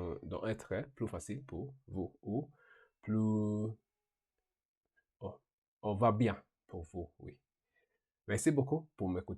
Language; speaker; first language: French; non-native, learner; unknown